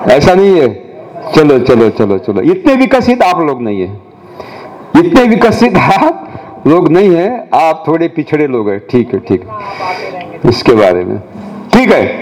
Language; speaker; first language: Hindi; non-native, local second language; Marathi